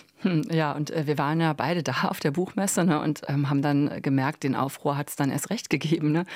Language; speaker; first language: German; native; German